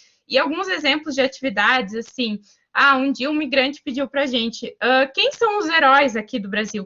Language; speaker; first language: Portuguese; native; Portuguese